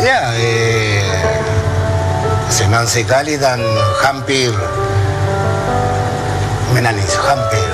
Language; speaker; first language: Indonesian; non-native, fluent; Spanish